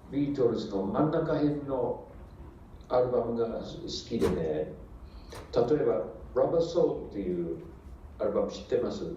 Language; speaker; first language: Japanese; non-native, fluent; English